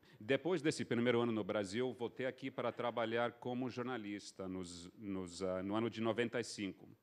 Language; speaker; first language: Portuguese; non-native, fluent; English